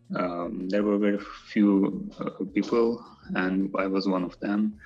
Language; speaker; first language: English; non-native, fluent; Azerbaijani